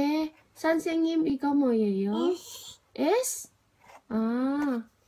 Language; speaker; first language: Korean; non-native, learner; Thai